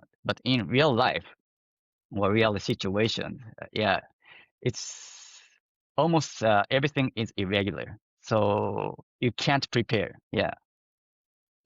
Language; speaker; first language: English; non-native, fluent; Japanese